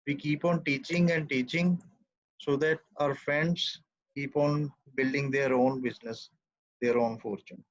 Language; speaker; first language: English; non-native, local second language; Punjabi